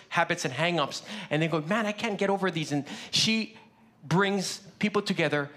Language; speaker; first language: English; early bilingual, other home language; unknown